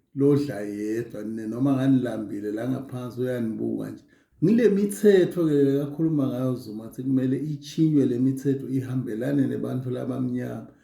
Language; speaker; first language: Zulu; non-native, local second language; Swati